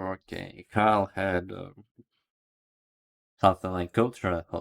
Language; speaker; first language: English; non-native, learner; Ukrainian